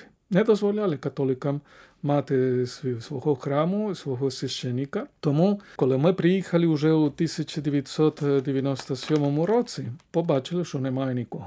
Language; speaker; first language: Ukrainian; non-native, fluent; Spanish